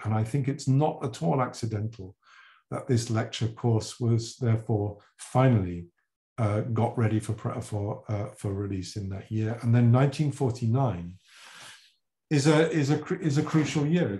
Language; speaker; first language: English; native; English